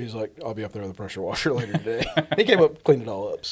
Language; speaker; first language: English; native; English